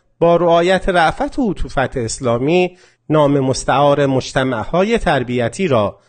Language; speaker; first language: Persian; non-native, local second language; Azerbaijani